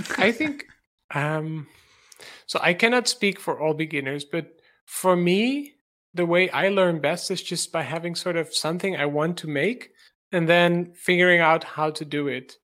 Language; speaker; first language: English; non-native, fluent; Dutch